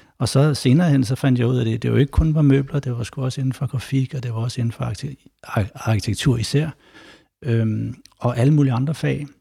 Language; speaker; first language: Danish; native; Danish